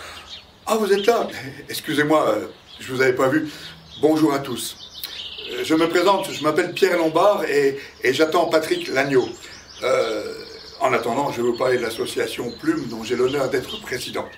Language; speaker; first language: French; native; French